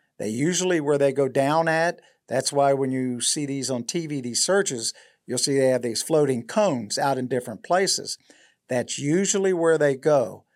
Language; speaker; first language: English; native; English